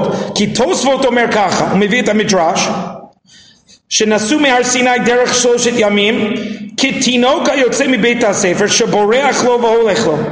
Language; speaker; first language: Hebrew; non-native, fluent; English